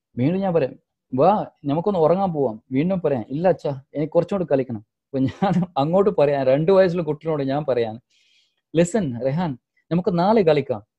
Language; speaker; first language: Malayalam; non-native, local second language; Divehi